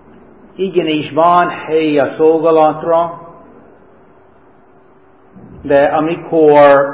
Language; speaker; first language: Hungarian; non-native, learner; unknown